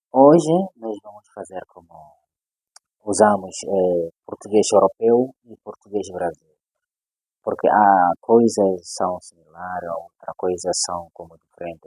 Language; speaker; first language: Portuguese; non-native, learner; Swahili